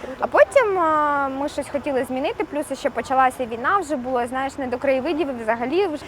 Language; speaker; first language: Ukrainian; non-native, local second language; Russian